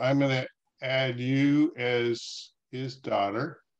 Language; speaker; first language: English; native; English